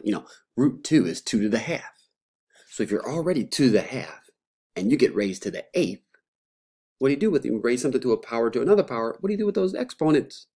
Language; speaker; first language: English; native; English